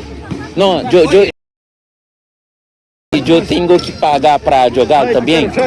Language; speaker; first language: Portuguese; non-native, learner; Haitian Creole